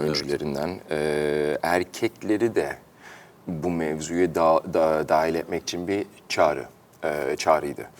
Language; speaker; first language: Turkish; early bilingual, heritage; Turkish